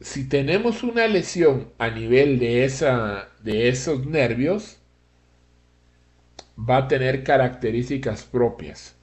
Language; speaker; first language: Spanish; native; Spanish